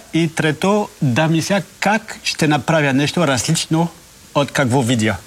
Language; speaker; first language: Bulgarian; non-native, learner; French